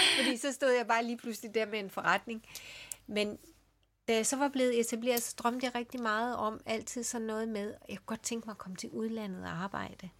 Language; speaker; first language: Danish; early bilingual, other home language; Swedish